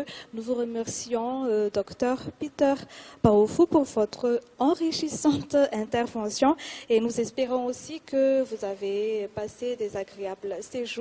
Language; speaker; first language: French; non-native, local second language; Malagasy